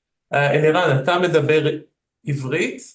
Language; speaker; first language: Hebrew; non-native, fluent; English